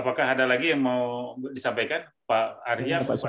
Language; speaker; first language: Indonesian; native; Indonesian